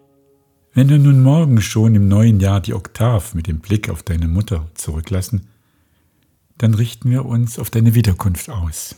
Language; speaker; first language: German; native; German